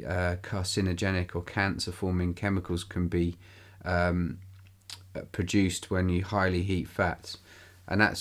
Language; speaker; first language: English; native; English